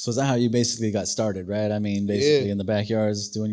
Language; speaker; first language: English; native; English